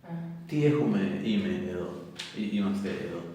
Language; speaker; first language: Greek; non-native, fluent; Spanish